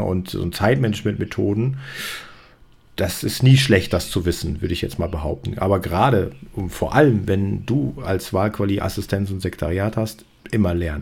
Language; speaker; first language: German; native; German